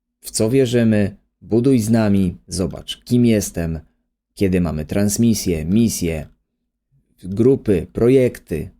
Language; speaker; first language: Polish; native; Polish